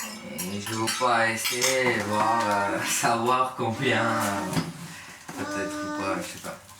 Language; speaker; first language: French; non-native, learner; Armenian